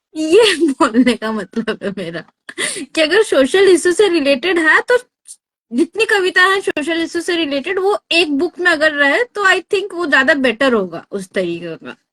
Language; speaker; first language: Hindi; native; Hindi